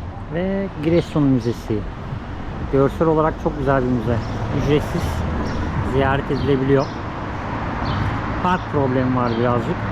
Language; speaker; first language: Turkish; native; Turkish